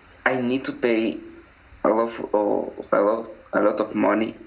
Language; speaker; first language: English; non-native, learner; Spanish